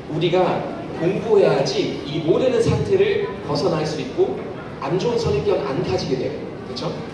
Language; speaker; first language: Korean; non-native, fluent; German